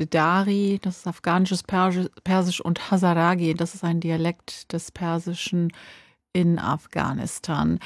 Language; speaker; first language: German; native; German